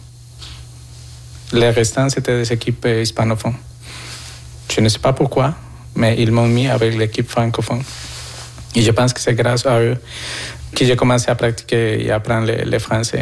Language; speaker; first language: French; non-native, fluent; Spanish